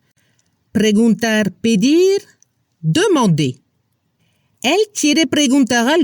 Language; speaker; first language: Spanish; non-native, fluent; French